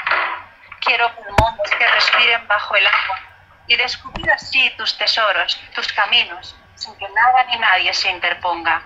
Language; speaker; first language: Spanish; native; Spanish